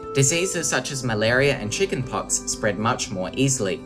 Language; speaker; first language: English; native; English